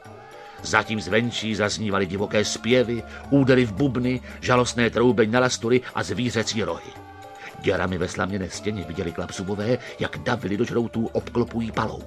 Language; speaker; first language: Czech; native; Czech